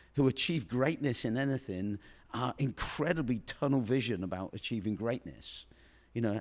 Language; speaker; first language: English; native; English